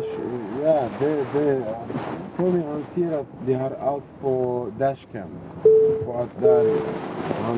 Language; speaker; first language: Norwegian; non-native, learner; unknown